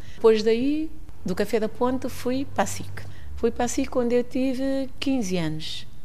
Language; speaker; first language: Portuguese; non-native, local second language; Kabuverdianu